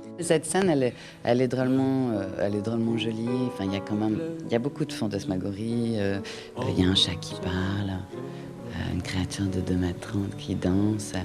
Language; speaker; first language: French; native; French